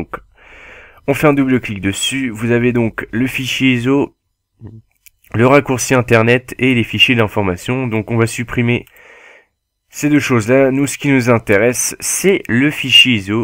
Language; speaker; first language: French; native; French